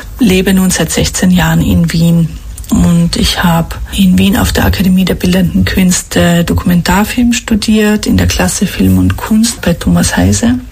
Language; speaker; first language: German; non-native, local second language; Slovenian